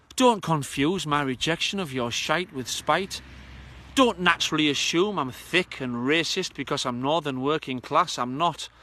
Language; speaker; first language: English; native; English